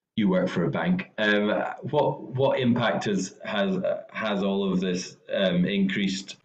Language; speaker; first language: English; native; English